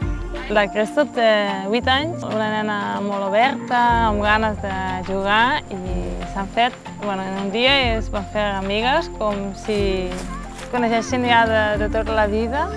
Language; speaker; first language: Catalan; non-native, fluent; Dutch